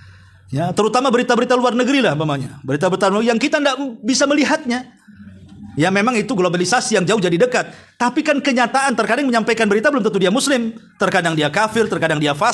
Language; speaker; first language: Indonesian; native; Indonesian